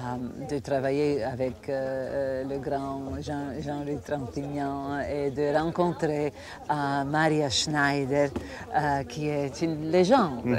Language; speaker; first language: French; non-native, fluent; Croatian